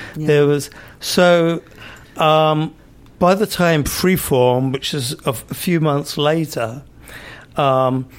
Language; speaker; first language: English; native; English